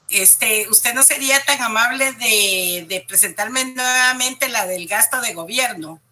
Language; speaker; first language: Spanish; native; Spanish